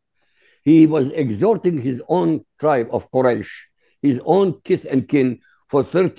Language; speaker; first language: English; non-native, fluent; Arabic